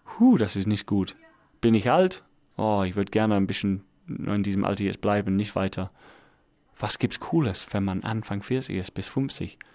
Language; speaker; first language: German; non-native, fluent; English